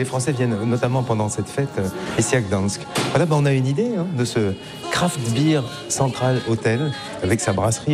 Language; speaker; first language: French; native; French